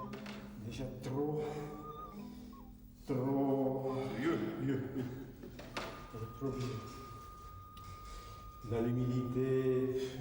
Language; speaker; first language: French; non-native, fluent; Czech